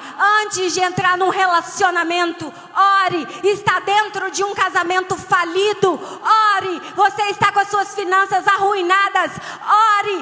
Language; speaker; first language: Portuguese; native; Portuguese